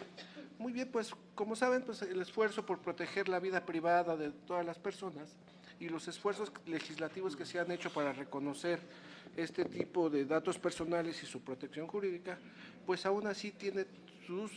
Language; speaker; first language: Spanish; native; Spanish